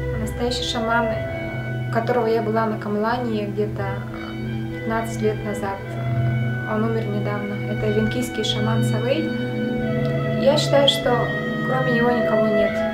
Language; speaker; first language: Russian; non-native, local second language; Yakut